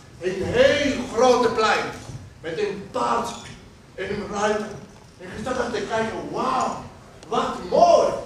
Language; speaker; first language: Dutch; non-native, fluent; Spanish